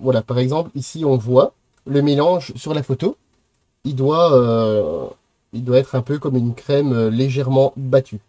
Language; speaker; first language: French; native; French